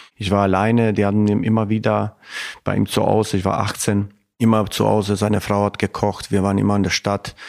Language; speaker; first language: German; non-native, fluent; Albanian